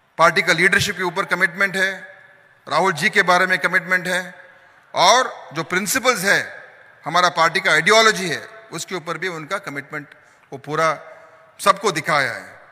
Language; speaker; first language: Hindi; non-native, local second language; Kannada